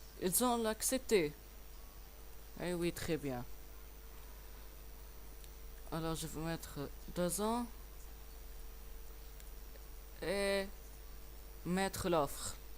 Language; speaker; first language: French; non-native, learner; English